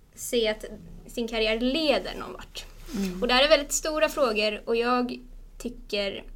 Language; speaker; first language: Swedish; native; Swedish